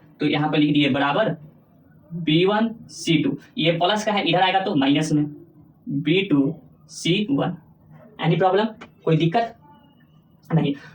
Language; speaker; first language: Hindi; native; Hindi